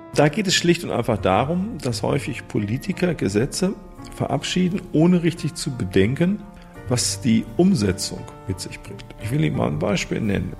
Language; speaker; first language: German; native; German